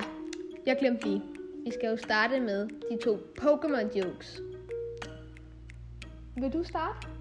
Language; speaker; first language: Danish; native; Danish